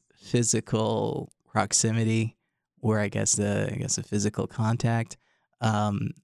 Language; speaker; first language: English; non-native, fluent; Arabic